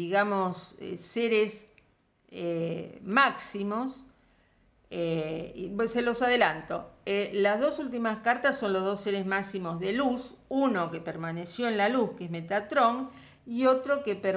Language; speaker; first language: Spanish; native; Spanish